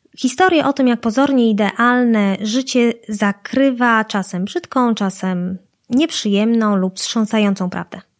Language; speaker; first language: Polish; native; Polish